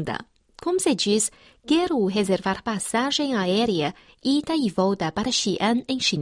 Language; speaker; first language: Portuguese; non-native, fluent; Chinese